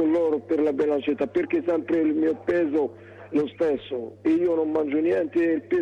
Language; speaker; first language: Italian; non-native, learner; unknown